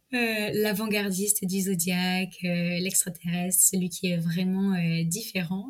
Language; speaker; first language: French; native; French